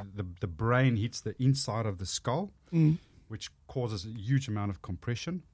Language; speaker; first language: English; non-native, local second language; Afrikaans